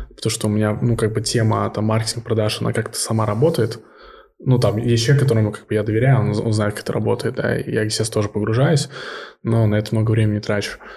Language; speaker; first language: Russian; early bilingual, heritage; Russian